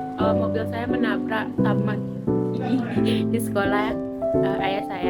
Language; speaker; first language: Indonesian; non-native, local second language; Minangkabau